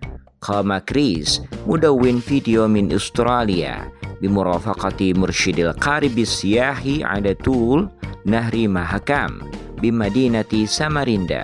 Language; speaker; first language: Arabic; non-native, fluent; Indonesian